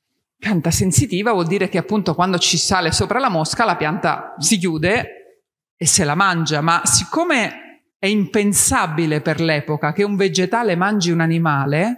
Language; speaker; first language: Italian; native; Italian